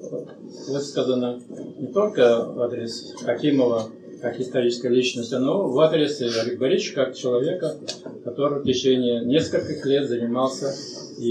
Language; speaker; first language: Russian; native; Russian